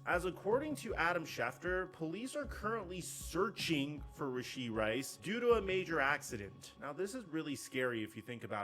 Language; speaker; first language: English; native; English